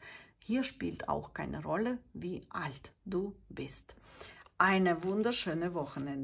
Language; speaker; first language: German; non-native, fluent; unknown